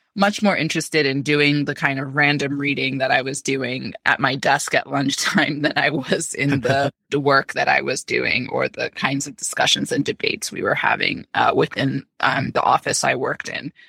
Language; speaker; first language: English; early bilingual, other home language; Amharic